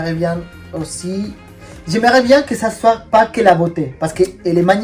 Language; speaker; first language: French; non-native, fluent; Spanish